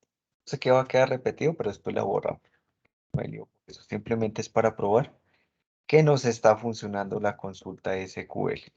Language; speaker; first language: Spanish; native; Spanish